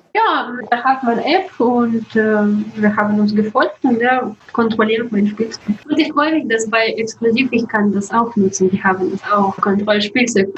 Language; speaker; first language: German; non-native, learner; Russian